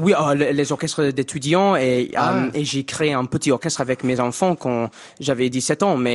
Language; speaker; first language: French; non-native, fluent; English